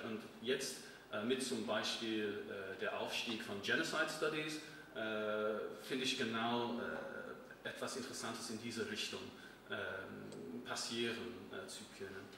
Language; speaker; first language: German; non-native, fluent; English